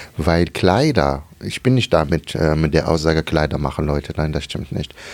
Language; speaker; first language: German; non-native, fluent; Arabic